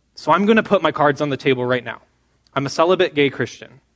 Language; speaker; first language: English; native; English